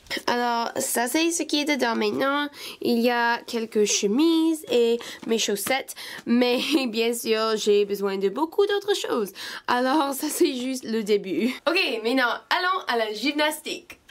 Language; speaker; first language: French; non-native, fluent; English